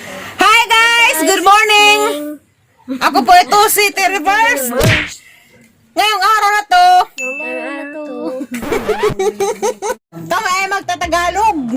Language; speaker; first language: Filipino; non-native, local second language; Cebuano